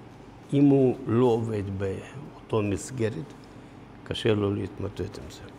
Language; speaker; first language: Hebrew; non-native, fluent; Russian